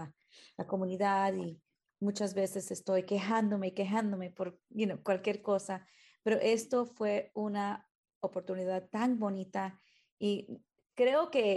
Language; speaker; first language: Spanish; early bilingual, heritage; Spanish